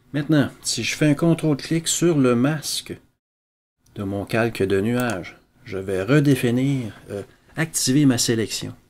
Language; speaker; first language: French; native; French